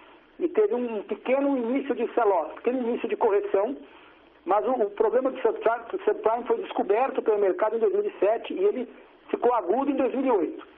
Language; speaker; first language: Portuguese; native; Portuguese